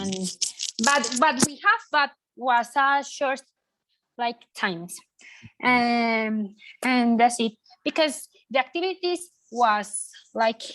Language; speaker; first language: English; non-native, learner; Spanish